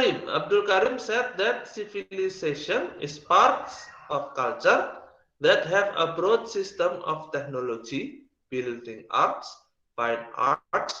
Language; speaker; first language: English; non-native, learner; Indonesian